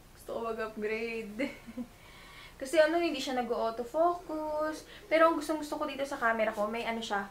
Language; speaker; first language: Filipino; native; Filipino